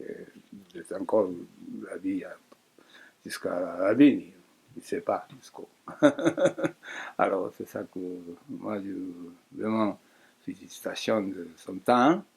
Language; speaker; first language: French; non-native, fluent; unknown